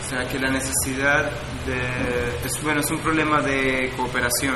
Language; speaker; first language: Spanish; native; Spanish